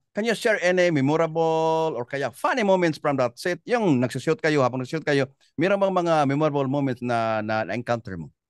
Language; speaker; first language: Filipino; native; Filipino